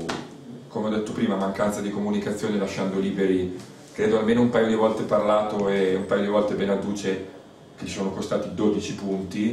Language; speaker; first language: Italian; native; Italian